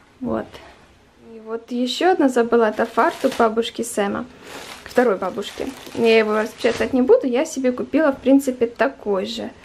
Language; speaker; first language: Russian; native; Russian